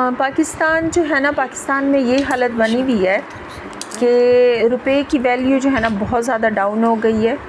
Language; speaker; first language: Urdu; non-native, local second language; Pashto